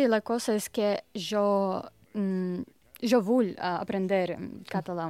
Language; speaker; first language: Catalan; non-native, learner; Russian